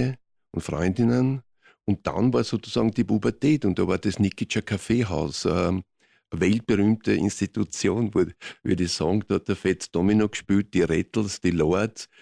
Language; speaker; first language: German; non-native, local second language; Croatian